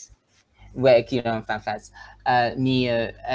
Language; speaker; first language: French; non-native, learner; Tswana